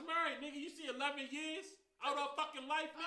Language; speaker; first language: English; native; English